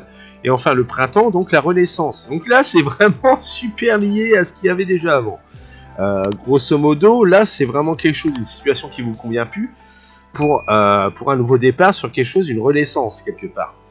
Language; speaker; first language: French; native; French